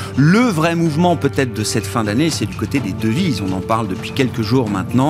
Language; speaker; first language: French; native; French